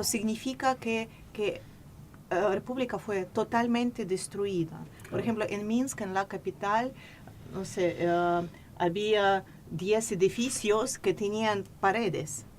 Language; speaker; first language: Spanish; non-native, fluent; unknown